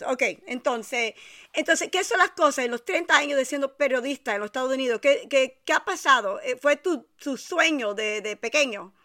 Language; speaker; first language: Spanish; early bilingual, heritage; Spanish